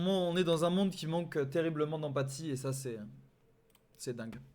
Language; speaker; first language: French; native; French